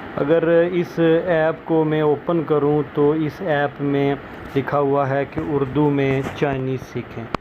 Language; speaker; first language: Urdu; non-native, local second language; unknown